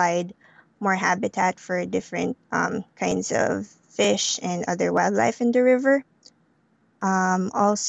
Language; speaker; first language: English; non-native, local second language; Filipino